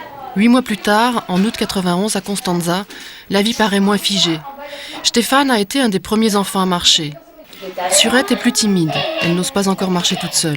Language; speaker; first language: French; native; French